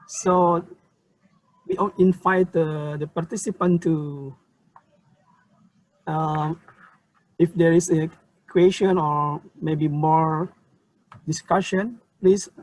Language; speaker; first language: English; non-native, learner; Indonesian